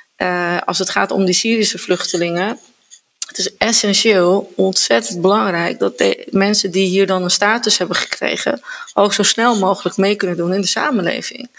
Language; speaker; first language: Dutch; native; Dutch